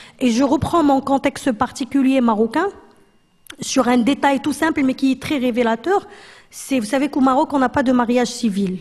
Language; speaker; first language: French; non-native, local second language; Arabic